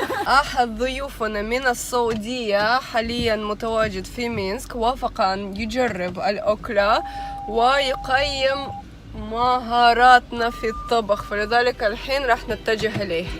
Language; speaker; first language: Arabic; non-native, learner; Russian